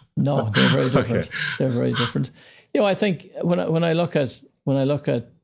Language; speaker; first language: English; native; English